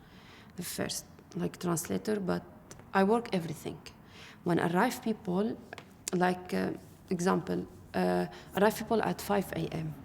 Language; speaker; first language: English; non-native, learner; Arabic